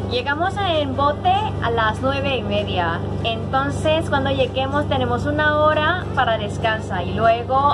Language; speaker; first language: Spanish; non-native, learner; Thai